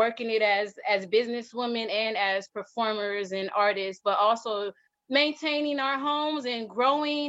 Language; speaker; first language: English; native; English